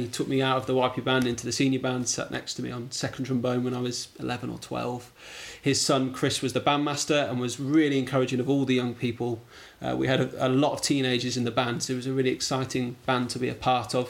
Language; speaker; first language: English; native; English